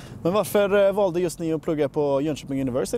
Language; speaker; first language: Swedish; native; Swedish